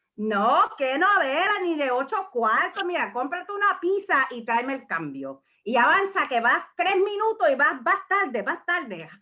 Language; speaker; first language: Spanish; early bilingual, heritage; Spanish